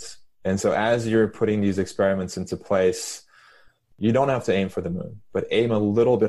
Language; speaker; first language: English; non-native, fluent; Turkish